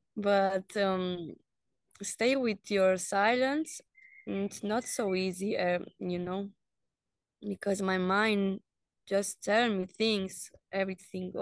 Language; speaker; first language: English; non-native, learner; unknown